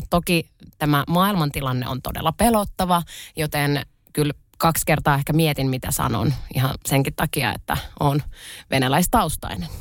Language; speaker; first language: Finnish; early bilingual, other home language; Russian